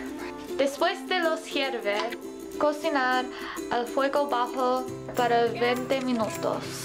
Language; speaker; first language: Spanish; non-native, learner; English